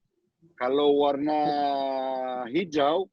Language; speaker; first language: Indonesian; non-native, learner; Hebrew